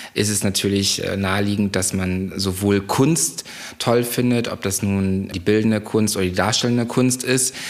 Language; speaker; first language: German; native; German